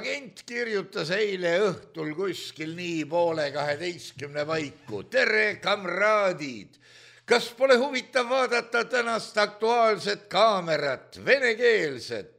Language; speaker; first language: Estonian; native; Estonian